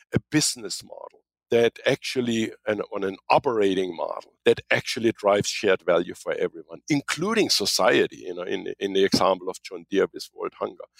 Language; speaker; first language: English; non-native, fluent; German